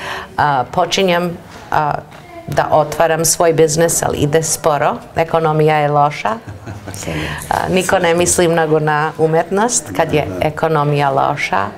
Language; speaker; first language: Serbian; early bilingual, heritage; Serbian